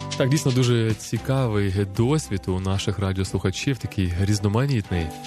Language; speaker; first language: Ukrainian; non-native, local second language; Russian